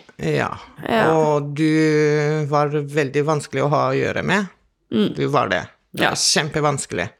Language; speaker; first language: Norwegian; non-native, fluent; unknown